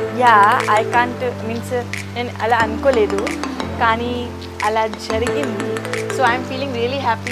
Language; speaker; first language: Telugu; non-native, local second language; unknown